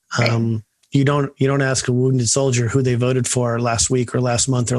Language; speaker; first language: English; native; English